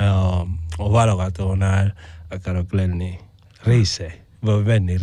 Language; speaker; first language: Hungarian; non-native, fluent; Spanish